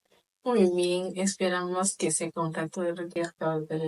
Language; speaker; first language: Spanish; non-native, local second language; Haitian Creole